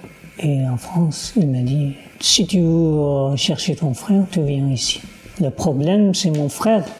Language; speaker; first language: French; non-native, learner; Uyghur